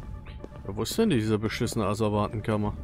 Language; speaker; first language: German; native; German